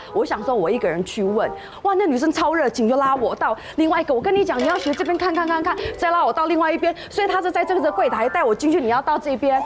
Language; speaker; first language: Chinese; native; Chinese